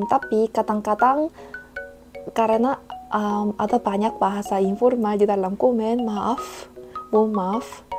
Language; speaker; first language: Indonesian; non-native, fluent; Korean